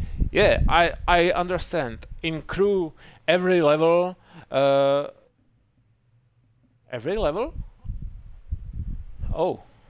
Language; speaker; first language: English; non-native, learner; Czech